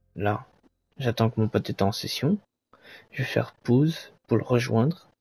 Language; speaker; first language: French; native; French